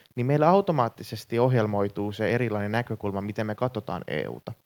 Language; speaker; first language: Finnish; native; Finnish